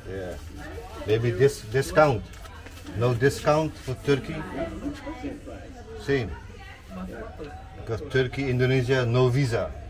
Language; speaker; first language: English; non-native, learner; Turkish